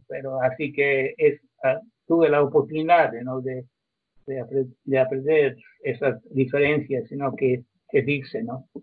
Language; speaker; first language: Spanish; non-native, fluent; Croatian